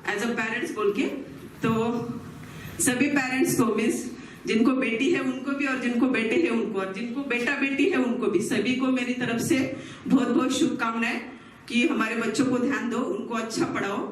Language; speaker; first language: Hindi; non-native, local second language; Marathi